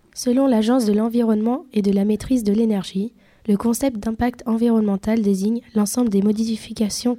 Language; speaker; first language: French; native; French